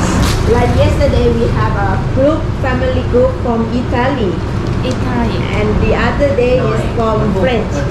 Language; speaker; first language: English; non-native, learner; Thai